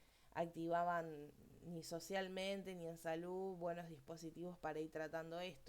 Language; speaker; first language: Spanish; native; Spanish